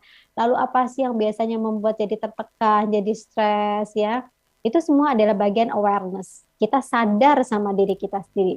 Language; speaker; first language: Indonesian; native; Indonesian